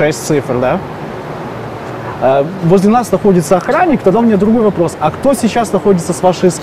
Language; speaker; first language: Russian; native; Russian